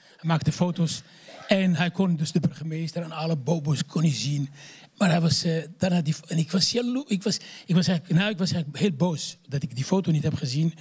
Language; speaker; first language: Dutch; non-native, fluent; Arabic